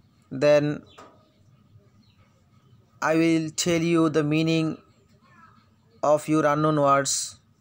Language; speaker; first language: English; non-native, local second language; Bangla